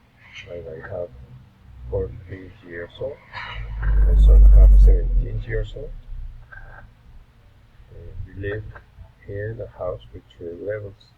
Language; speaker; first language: English; non-native, learner; Spanish